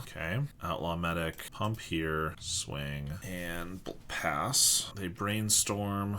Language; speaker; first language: English; native; English